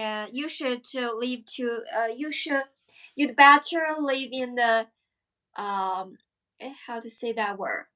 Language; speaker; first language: English; non-native, fluent; Chinese